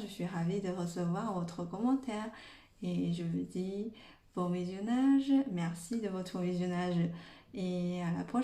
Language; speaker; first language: French; non-native, fluent; Chinese